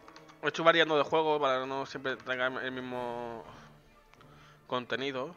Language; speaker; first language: Spanish; native; Spanish